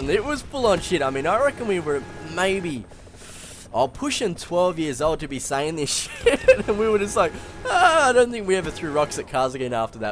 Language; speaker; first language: English; native; English